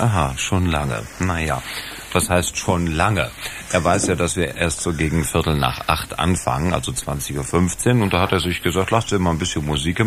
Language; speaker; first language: German; native; German